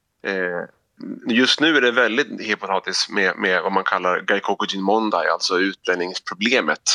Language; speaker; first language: Swedish; native; Swedish